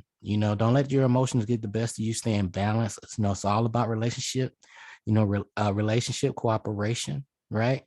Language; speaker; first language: English; native; English